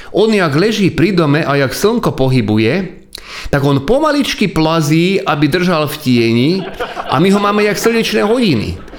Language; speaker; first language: Slovak; non-native, local second language; Hungarian